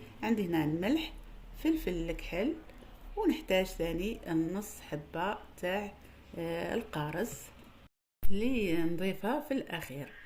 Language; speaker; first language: Arabic; native; Arabic